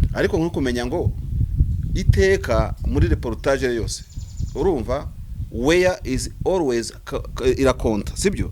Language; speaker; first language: Kinyarwanda; native; Kinyarwanda